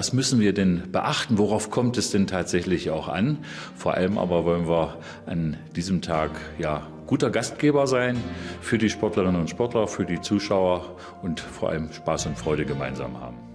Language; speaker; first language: German; native; German